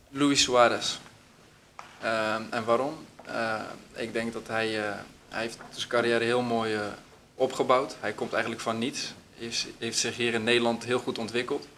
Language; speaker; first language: Dutch; native; Dutch